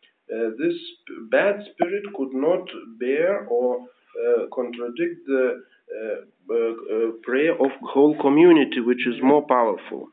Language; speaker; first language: English; non-native, fluent; Lithuanian